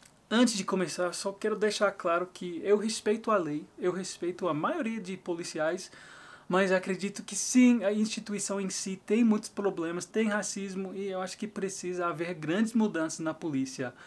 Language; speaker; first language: Portuguese; non-native, fluent; English